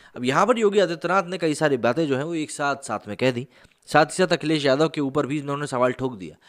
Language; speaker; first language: Hindi; native; Hindi